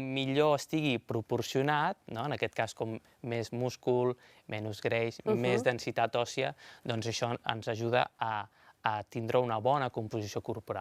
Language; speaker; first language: Catalan; native; Catalan